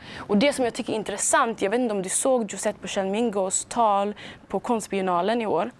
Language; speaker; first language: Swedish; early bilingual, other home language; Somali